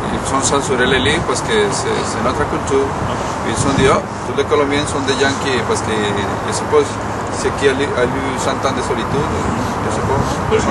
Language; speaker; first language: French; non-native, learner; Spanish